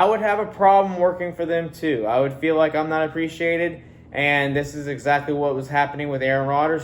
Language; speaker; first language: English; native; English